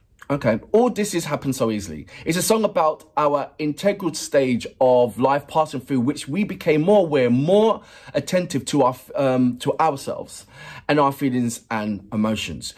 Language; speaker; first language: English; native; English